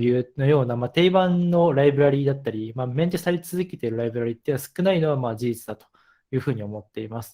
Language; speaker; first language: Japanese; native; Japanese